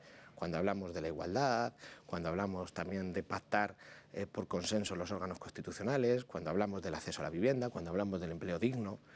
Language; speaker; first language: Spanish; native; Spanish